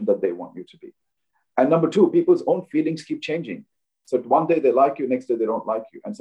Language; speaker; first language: English; non-native, local second language; Hindi